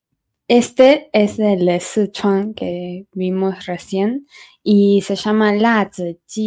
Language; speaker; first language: Spanish; non-native, fluent; Chinese